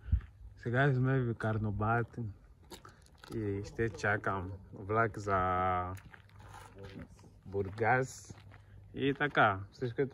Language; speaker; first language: Bulgarian; non-native, learner; Portuguese